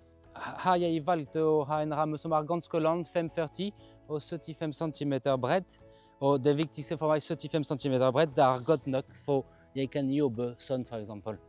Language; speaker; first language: Norwegian; non-native, fluent; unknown